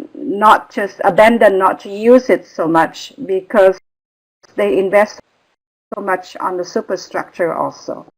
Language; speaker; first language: English; non-native, fluent; Vietnamese